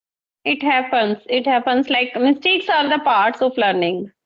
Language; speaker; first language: English; non-native, local second language; Hindi